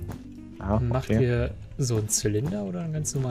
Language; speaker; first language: German; native; German